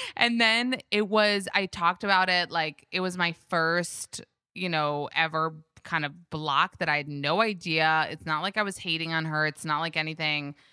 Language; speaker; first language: English; early bilingual, other home language; Hebrew